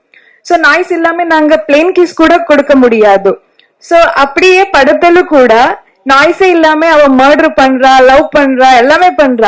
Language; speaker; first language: Tamil; non-native, learner; Kannada